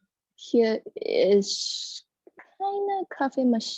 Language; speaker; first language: German; non-native, learner; Indonesian